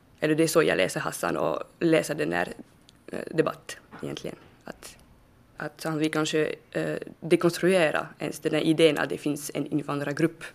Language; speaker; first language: Swedish; non-native, fluent; French